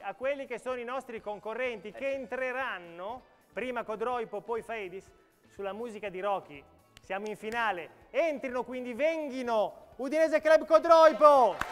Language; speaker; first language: Italian; native; Italian